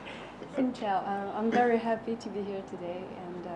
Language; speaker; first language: English; non-native, fluent; French